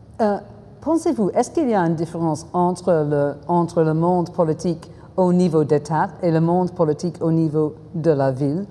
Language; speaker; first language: French; non-native, fluent; English